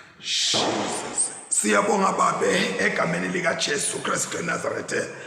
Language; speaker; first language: Zulu; non-native, local second language; Swati